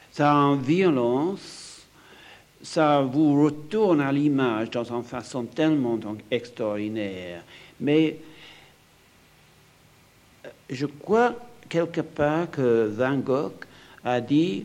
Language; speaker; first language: French; non-native, fluent; English